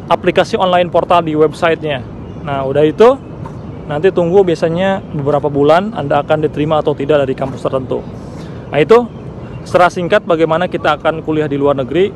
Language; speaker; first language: Indonesian; non-native, local second language; Sundanese